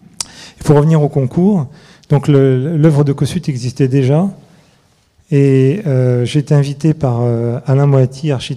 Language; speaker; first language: French; native; French